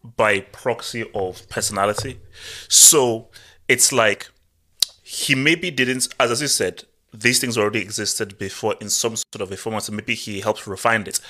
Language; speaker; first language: English; non-native, local second language; Yoruba